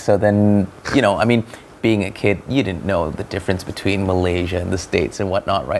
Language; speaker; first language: English; non-native, local second language; Malay